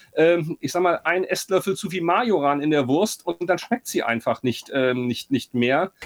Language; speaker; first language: German; native; German